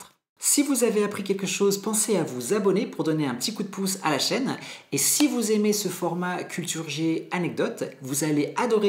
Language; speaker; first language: French; native; French